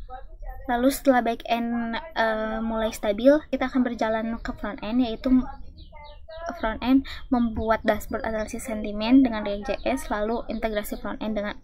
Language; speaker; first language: Indonesian; native; Indonesian